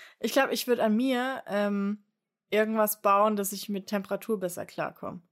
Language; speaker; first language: German; native; German